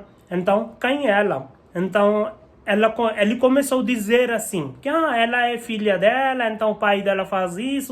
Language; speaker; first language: Portuguese; non-native, learner; Hindi